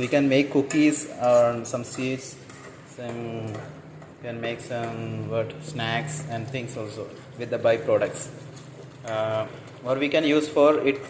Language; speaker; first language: English; non-native, local second language; Malayalam